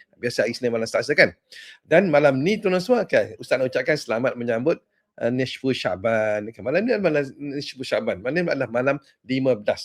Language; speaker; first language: Malay; native; Malay